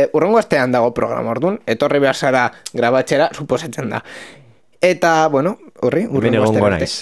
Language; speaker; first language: Basque; non-native, local second language; Spanish